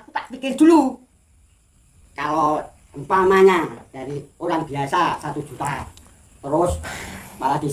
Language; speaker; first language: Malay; non-native, local second language; Javanese